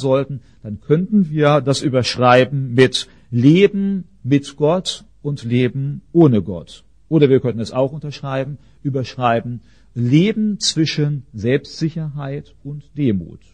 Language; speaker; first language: German; native; German